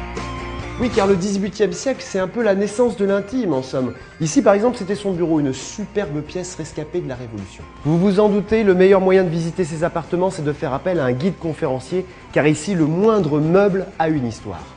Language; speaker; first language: French; native; French